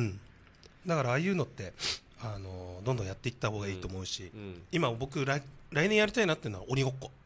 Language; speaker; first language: Japanese; native; Japanese